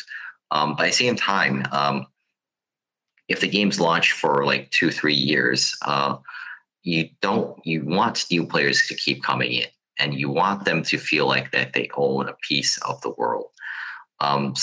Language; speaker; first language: English; non-native, local second language; Cantonese